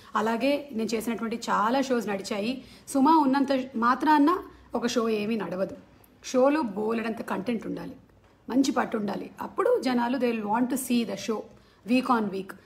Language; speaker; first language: Telugu; non-native, local second language; Malayalam